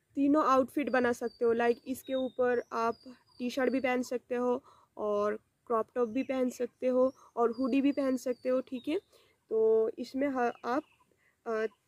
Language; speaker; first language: Hindi; non-native, local second language; Bangla